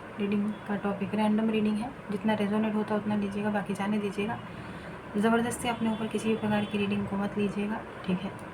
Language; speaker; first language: Hindi; non-native, local second language; Bangla